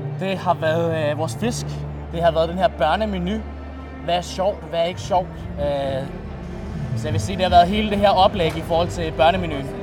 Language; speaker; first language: Danish; native; Danish